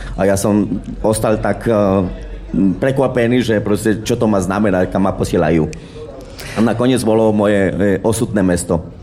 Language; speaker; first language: Slovak; non-native, fluent; Spanish